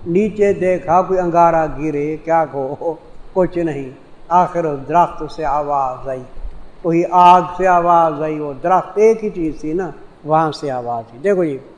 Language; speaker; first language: Urdu; non-native, local second language; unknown